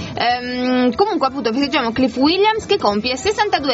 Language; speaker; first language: Italian; native; Italian